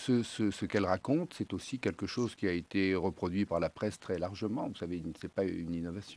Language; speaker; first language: French; native; French